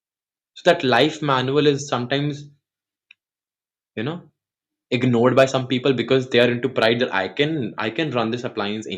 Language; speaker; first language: English; non-native, local second language; Hindi